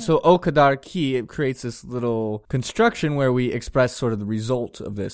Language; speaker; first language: English; native; English